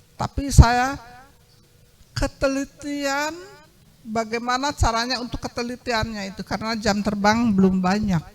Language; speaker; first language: Indonesian; non-native, local second language; Sundanese